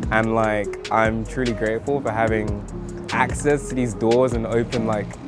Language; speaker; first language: English; native; English